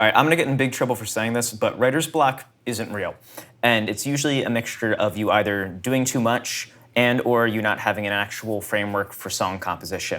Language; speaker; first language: English; native; English